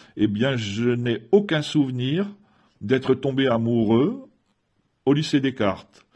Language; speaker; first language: French; native; French